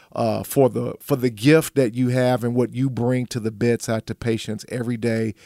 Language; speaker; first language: English; native; English